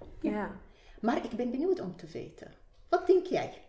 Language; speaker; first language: Dutch; non-native, learner; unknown